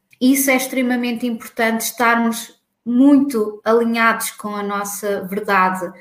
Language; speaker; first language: Portuguese; native; Portuguese